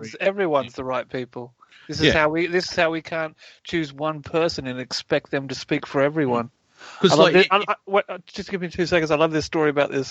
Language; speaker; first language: English; native; English